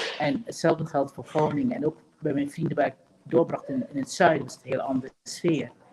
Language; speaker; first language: Dutch; non-native, local second language; Papiamento